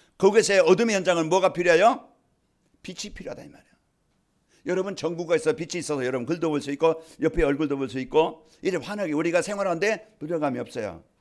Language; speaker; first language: Korean; native; Korean